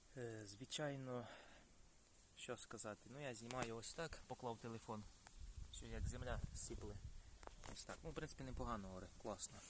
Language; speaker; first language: Ukrainian; native; Ukrainian